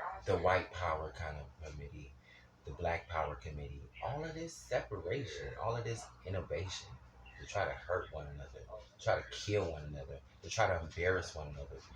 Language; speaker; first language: English; native; English